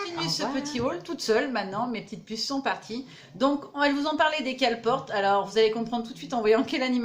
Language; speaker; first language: French; native; French